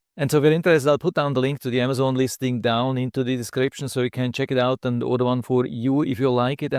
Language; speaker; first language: English; non-native, fluent; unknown